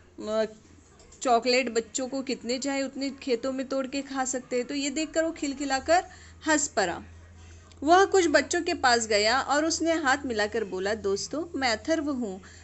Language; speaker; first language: Hindi; non-native, local second language; Urdu